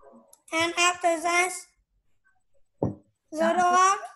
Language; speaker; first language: English; non-native, learner; Vietnamese